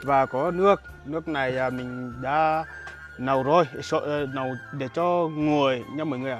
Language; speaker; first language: Vietnamese; non-native, learner; Portuguese